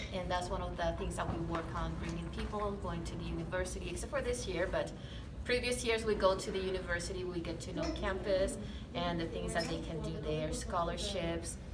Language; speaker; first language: English; non-native, local second language; Spanish